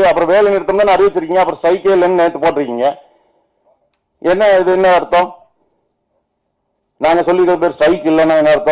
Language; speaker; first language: Tamil; native; Tamil